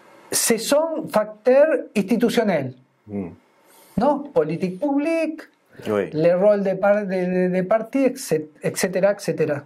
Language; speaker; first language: French; non-native, fluent; Spanish